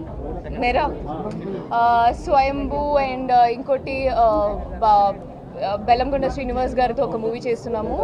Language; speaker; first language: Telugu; non-native, fluent; Hindi